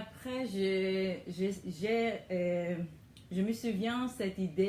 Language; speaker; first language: French; non-native, learner; Hebrew